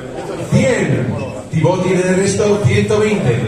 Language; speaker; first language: Spanish; native; Spanish